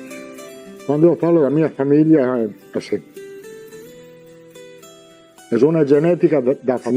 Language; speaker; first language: Portuguese; non-native, learner; Italian